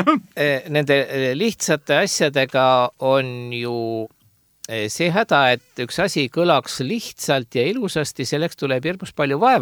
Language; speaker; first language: Estonian; native; Estonian